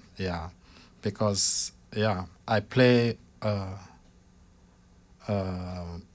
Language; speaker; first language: English; non-native, fluent; Malagasy